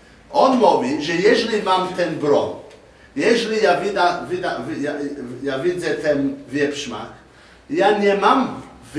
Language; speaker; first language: Polish; non-native, learner; English